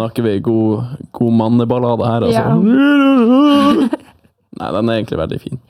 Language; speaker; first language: Norwegian; native; Norwegian